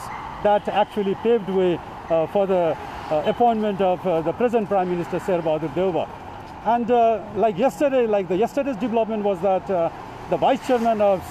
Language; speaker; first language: English; non-native, local second language; Nepali